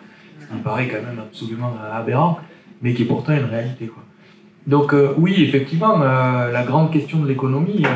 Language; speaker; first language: French; native; French